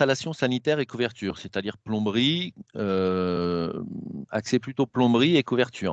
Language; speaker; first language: French; native; French